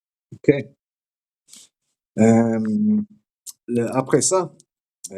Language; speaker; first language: French; non-native, learner; English